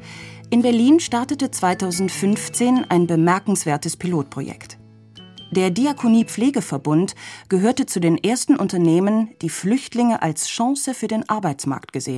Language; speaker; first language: German; native; German